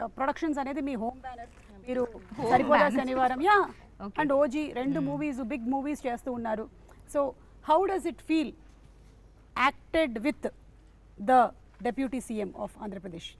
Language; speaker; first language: Telugu; native; Telugu